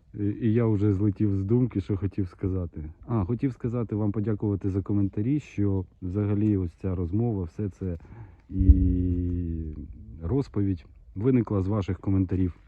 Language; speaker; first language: Ukrainian; non-native, local second language; Russian